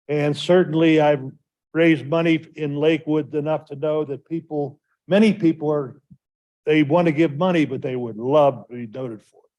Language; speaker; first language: English; native; English